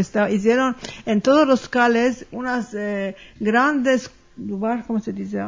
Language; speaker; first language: Spanish; early bilingual, heritage; Ladino